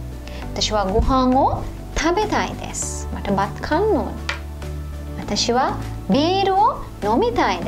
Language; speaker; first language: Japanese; non-native, fluent; Sinhala